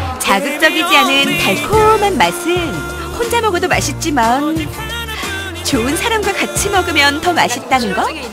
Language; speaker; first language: Korean; native; Korean